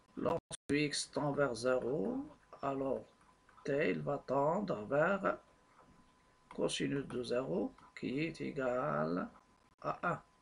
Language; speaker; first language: French; non-native, local second language; Arabic